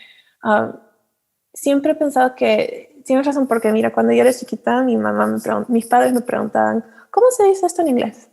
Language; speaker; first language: Spanish; early bilingual, heritage; Spanish